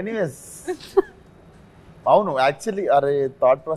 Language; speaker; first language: Telugu; native; Telugu